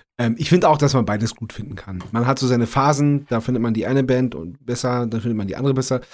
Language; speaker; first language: German; native; German